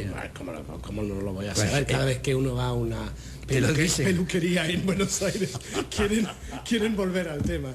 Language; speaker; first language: Spanish; non-native, fluent; English